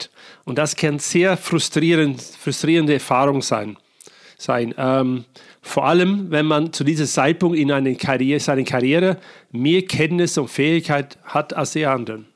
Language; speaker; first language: German; non-native, fluent; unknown